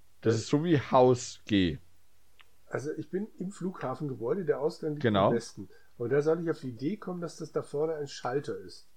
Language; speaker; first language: German; native; German